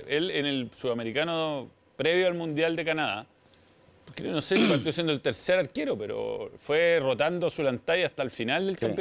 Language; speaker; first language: Spanish; native; Spanish